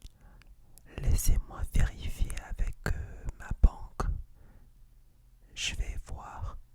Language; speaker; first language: French; non-native, fluent; English